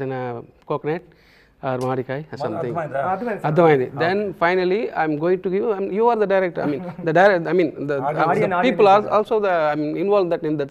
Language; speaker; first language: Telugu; non-native, learner; Tamil